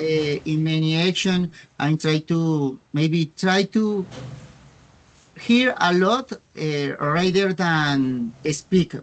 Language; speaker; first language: English; non-native, learner; Spanish